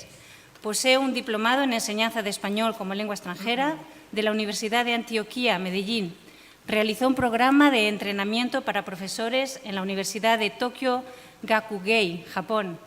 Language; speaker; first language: Spanish; native; Spanish